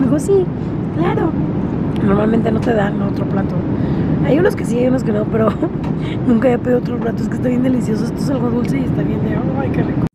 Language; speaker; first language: Spanish; native; Spanish